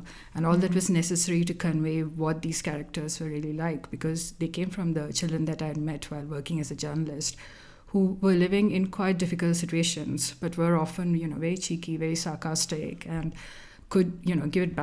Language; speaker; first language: English; non-native, local second language; Malayalam